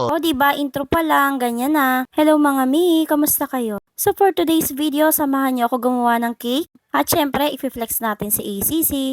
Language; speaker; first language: Filipino; native; Filipino